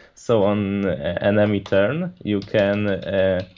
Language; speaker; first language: English; non-native, fluent; Polish